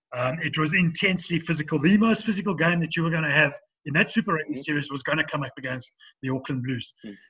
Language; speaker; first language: English; native; English